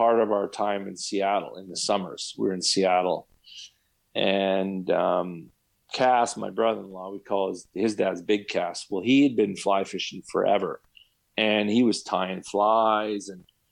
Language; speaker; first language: English; native; English